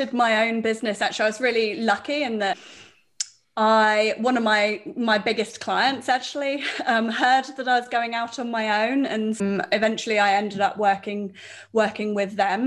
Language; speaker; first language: English; native; English